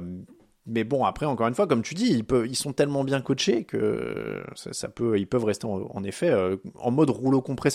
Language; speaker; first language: French; native; French